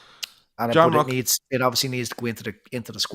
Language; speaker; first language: English; native; English